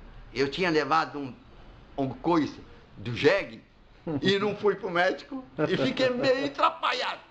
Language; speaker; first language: Portuguese; non-native, fluent; Arabic